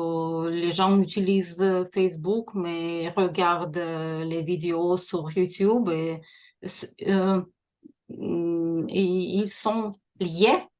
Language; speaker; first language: French; non-native, learner; Russian